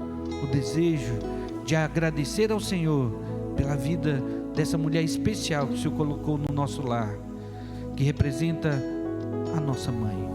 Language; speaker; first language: Portuguese; native; Portuguese